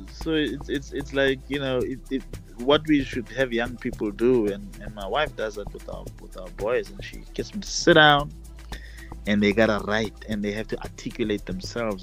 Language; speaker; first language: English; non-native, local second language; Tswana